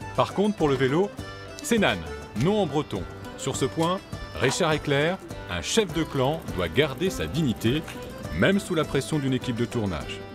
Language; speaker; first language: French; native; French